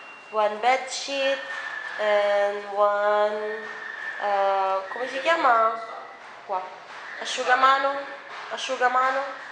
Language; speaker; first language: Italian; non-native, fluent; Filipino